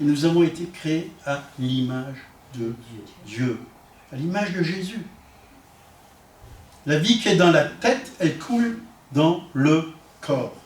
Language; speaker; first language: French; native; French